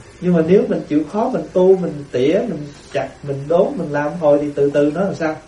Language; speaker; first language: Vietnamese; native; Vietnamese